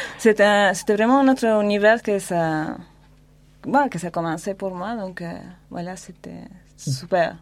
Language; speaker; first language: French; non-native, fluent; Spanish